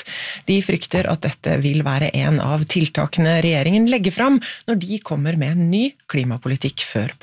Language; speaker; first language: Norwegian; native; Norwegian